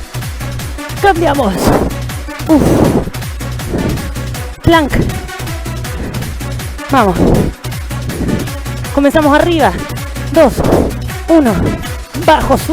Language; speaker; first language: Spanish; native; Spanish